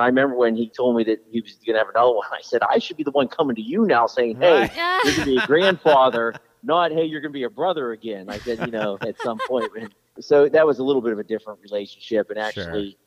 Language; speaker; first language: English; native; English